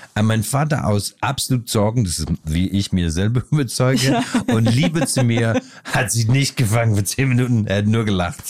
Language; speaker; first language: German; non-native, fluent; English